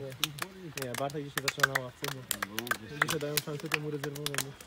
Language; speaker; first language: Polish; native; Polish